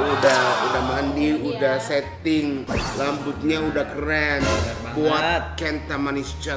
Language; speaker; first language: Indonesian; non-native, fluent; Japanese